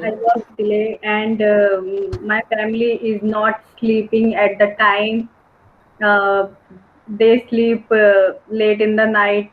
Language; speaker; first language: English; non-native, learner; Hindi